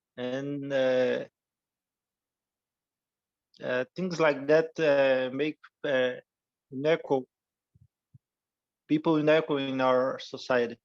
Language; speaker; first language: English; non-native, learner; Portuguese